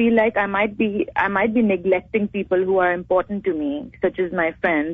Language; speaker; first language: English; non-native, local second language; Hindi